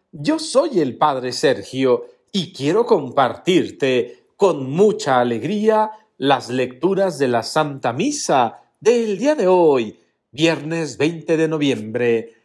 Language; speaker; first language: Spanish; native; Spanish